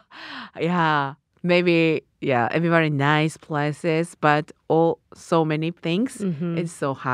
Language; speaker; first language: English; non-native, learner; Japanese